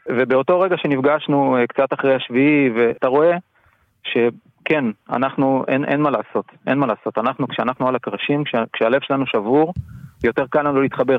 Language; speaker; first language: Hebrew; early bilingual, other home language; Russian